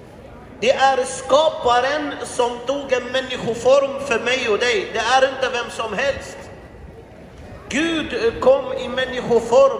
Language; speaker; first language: Swedish; non-native, fluent; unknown